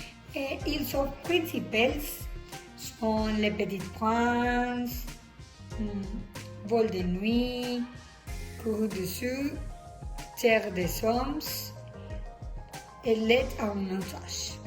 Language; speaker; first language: French; non-native, learner; Spanish